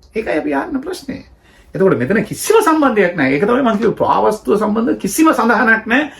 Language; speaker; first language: Sinhala; non-native, local second language; Tamil